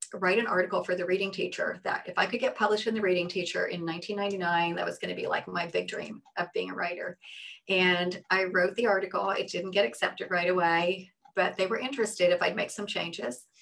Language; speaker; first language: English; native; English